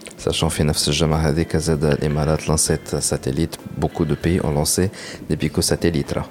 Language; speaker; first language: French; non-native, local second language; Arabic